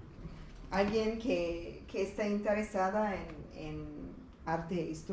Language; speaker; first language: Spanish; non-native, learner; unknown